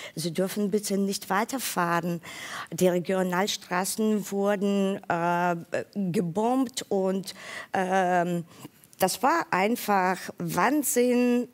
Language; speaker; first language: German; non-native, fluent; Ukrainian